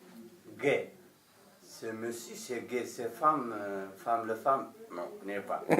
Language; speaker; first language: French; non-native, learner; Arabic